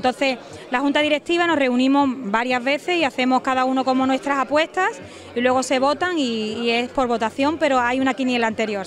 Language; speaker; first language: Spanish; native; Spanish